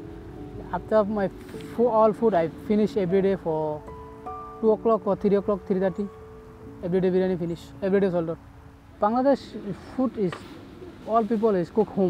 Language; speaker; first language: English; non-native, learner; Bangla